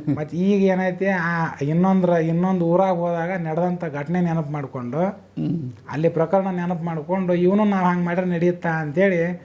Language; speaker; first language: Kannada; native; Kannada